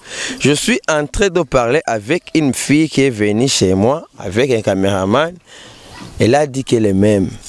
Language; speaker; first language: French; non-native, local second language; Rundi